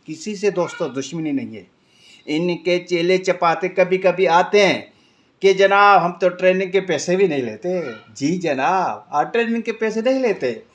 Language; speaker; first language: Urdu; non-native, local second language; Sindhi